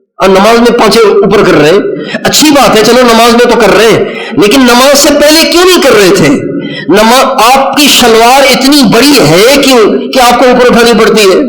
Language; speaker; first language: Urdu; non-native, local second language; Sindhi